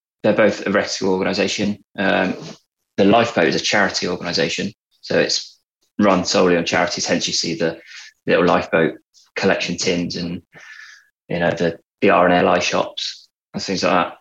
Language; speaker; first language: English; native; English